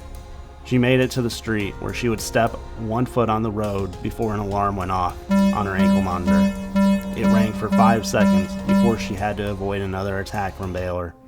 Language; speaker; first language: English; native; English